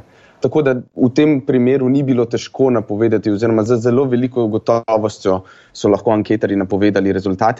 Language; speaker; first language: Slovenian; native; Slovenian